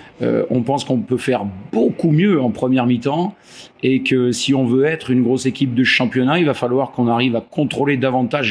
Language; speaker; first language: French; native; French